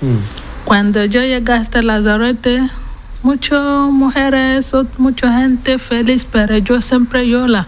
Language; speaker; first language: Spanish; non-native, learner; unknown